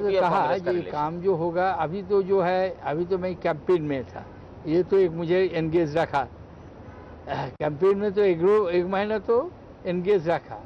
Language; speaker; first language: Hindi; non-native, local second language; Bangla